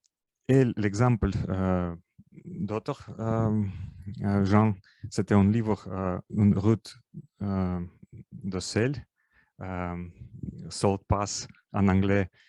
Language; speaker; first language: French; non-native, learner; Russian